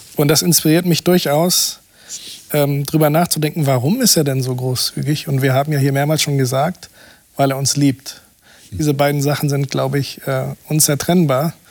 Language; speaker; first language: German; non-native, fluent; Portuguese